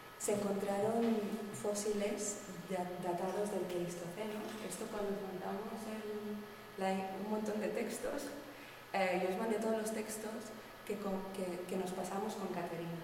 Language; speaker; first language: Spanish; non-native, local second language; Catalan